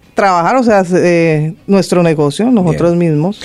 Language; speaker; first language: Spanish; native; Spanish